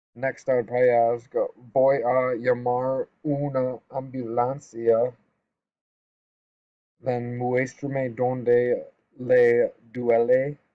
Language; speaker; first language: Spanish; non-native, learner; English